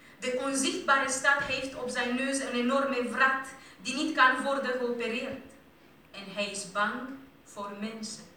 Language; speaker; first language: Dutch; non-native, fluent; Romanian